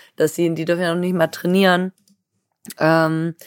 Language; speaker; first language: German; native; German